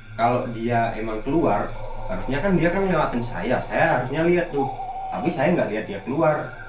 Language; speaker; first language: Indonesian; native; Indonesian